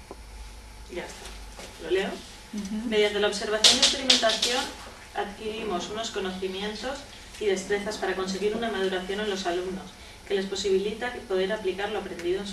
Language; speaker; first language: Spanish; native; Spanish